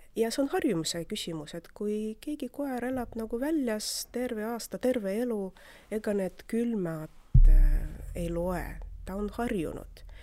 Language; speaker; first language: Estonian; non-native, local second language; Russian